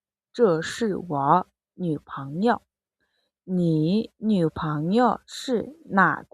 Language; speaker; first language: Chinese; non-native, fluent; Mongolian